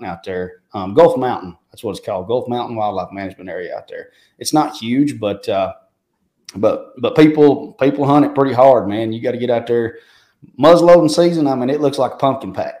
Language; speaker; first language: English; native; English